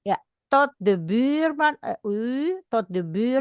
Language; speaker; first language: Dutch; non-native, fluent; Indonesian